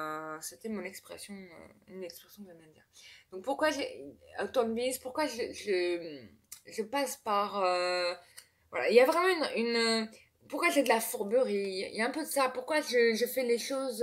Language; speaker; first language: French; native; French